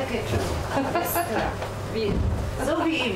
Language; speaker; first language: German; non-native, fluent; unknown